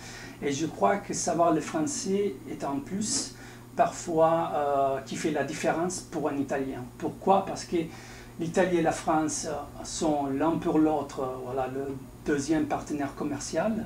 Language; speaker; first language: French; non-native, fluent; Italian